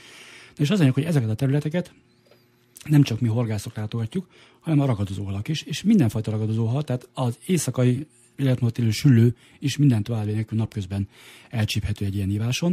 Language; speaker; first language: Hungarian; native; Hungarian